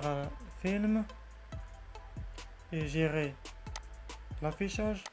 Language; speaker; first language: French; non-native, learner; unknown